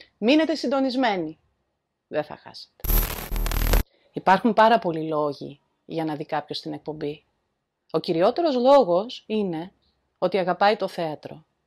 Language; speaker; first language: Greek; native; Greek